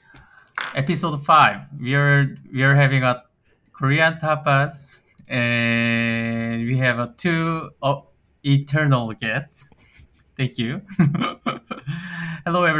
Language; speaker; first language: English; non-native, fluent; Korean